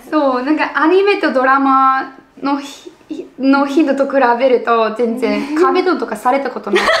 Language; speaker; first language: Japanese; non-native, fluent; English